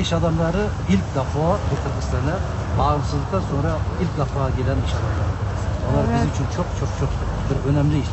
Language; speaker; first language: Turkish; non-native, learner; Kyrgyz